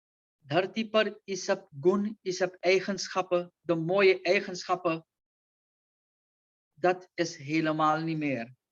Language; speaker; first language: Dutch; non-native, local second language; Caribbean Hindustani